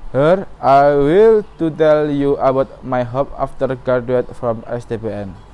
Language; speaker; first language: English; non-native, learner; Indonesian